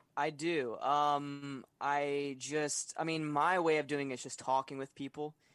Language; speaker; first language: English; native; English